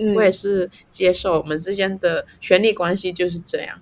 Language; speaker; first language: Chinese; non-native, local second language; Cantonese